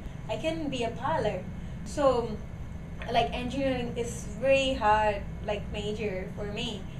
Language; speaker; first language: English; non-native, learner; Gujarati